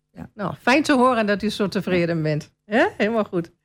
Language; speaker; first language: Dutch; native; Dutch